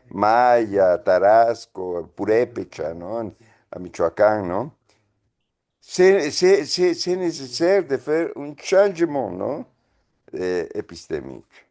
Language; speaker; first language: French; non-native, fluent; Spanish